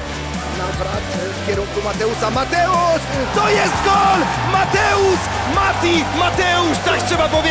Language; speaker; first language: Polish; native; Polish